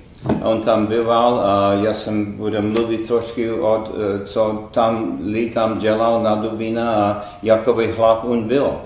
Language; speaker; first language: Czech; early bilingual, heritage; Czech